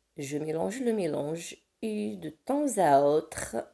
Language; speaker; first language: French; non-native, local second language; Arabic